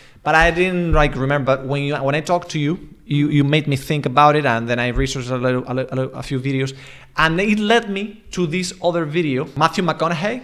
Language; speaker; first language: English; non-native, fluent; Spanish